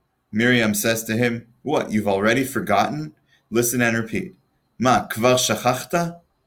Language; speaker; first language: English; native; English